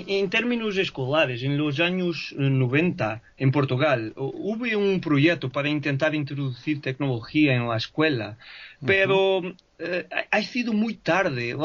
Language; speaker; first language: Spanish; non-native, fluent; Portuguese